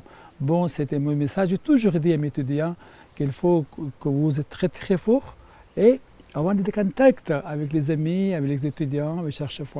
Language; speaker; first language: French; non-native, fluent; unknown